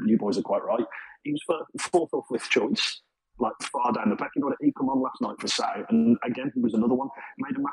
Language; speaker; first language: English; native; English